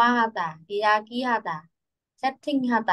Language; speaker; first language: Korean; non-native, learner; Vietnamese